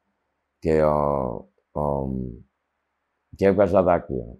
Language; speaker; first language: Greek; early bilingual, heritage; Greek